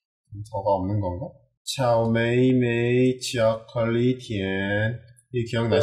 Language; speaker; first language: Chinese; non-native, learner; Korean